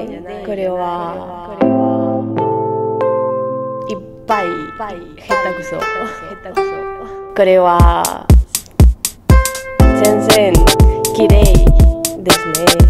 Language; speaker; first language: Japanese; non-native, learner; Spanish